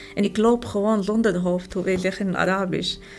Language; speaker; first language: Dutch; non-native, learner; Arabic